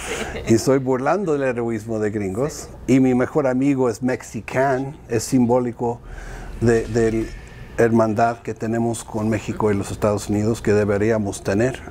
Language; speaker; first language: Spanish; early bilingual, heritage; Spanish